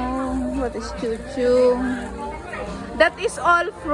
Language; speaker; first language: English; non-native, local second language; Filipino